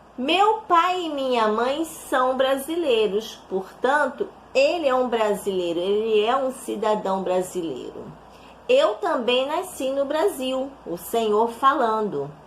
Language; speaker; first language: Portuguese; native; Portuguese